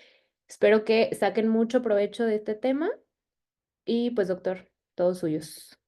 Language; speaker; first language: Spanish; native; Spanish